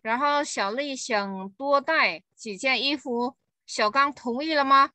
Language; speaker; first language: Chinese; non-native, fluent; Vietnamese